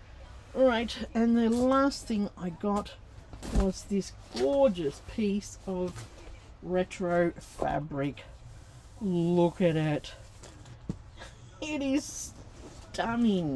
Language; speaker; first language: English; native; English